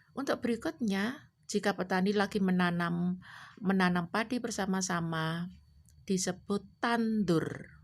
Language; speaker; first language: Indonesian; non-native, local second language; Javanese